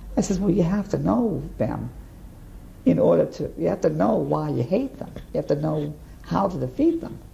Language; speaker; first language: English; native; English